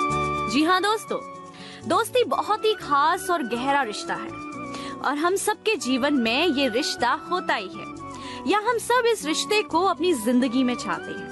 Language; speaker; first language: Hindi; native; Hindi